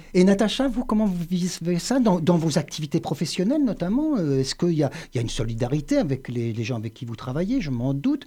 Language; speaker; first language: French; native; French